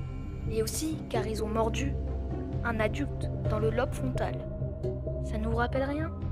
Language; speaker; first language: French; native; French